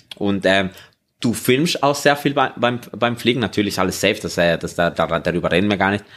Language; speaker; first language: German; native; German